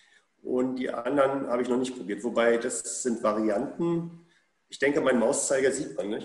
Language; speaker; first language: German; native; German